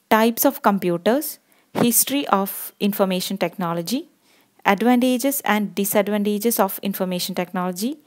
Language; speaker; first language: English; non-native, local second language; Malayalam